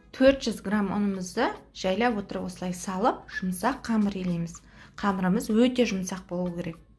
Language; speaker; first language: Kazakh; native; Kazakh